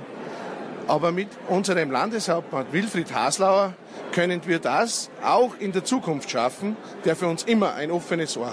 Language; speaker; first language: German; native; German